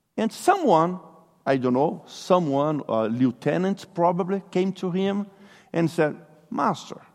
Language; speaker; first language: English; non-native, fluent; Portuguese